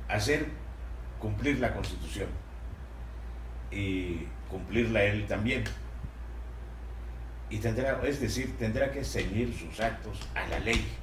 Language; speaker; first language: Spanish; native; Spanish